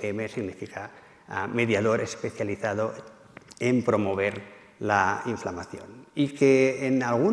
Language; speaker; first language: Spanish; native; Spanish